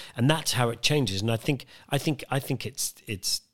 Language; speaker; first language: English; native; English